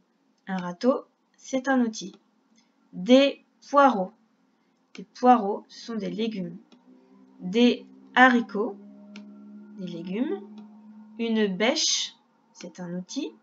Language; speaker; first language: French; native; French